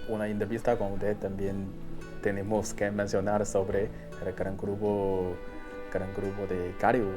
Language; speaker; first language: Spanish; non-native, fluent; Chinese